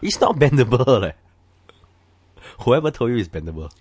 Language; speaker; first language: English; non-native, local second language; Chinese